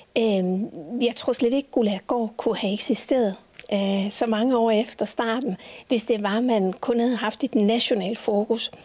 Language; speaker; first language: Danish; native; Danish